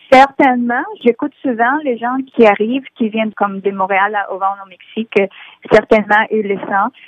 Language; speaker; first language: French; non-native, fluent; Spanish